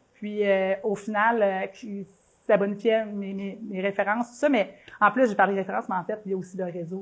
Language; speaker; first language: French; native; French